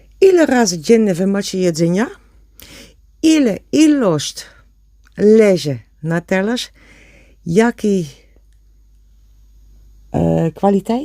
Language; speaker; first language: Polish; non-native, learner; Dutch